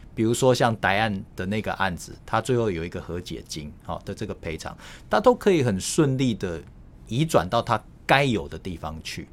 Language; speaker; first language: Chinese; native; Chinese